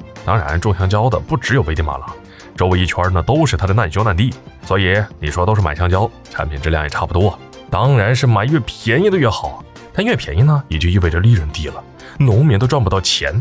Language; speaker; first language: Chinese; native; Chinese